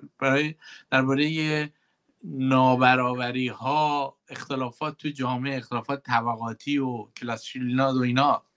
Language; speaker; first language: Persian; native; Persian